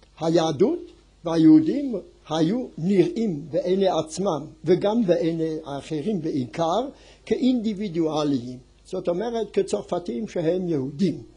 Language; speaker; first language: Hebrew; non-native, fluent; French